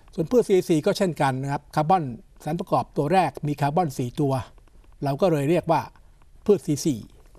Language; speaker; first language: Thai; native; Thai